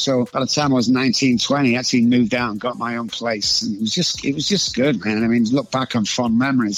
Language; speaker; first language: English; native; English